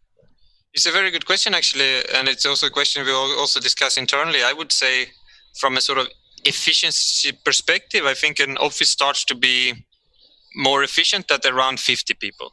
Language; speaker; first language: English; non-native, fluent; Swedish